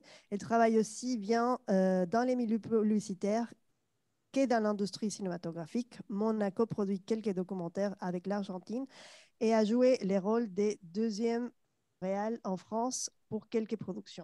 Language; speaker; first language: French; non-native, fluent; Spanish